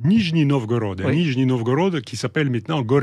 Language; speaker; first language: French; non-native, fluent; Russian